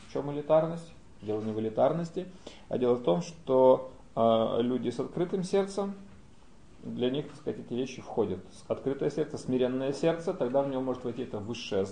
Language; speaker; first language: Russian; native; Russian